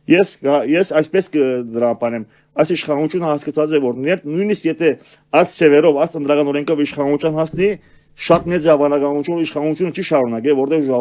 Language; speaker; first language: Armenian; early bilingual, heritage; Armenian